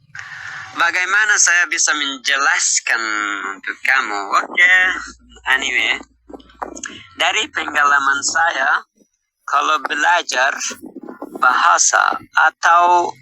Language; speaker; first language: Indonesian; non-native, learner; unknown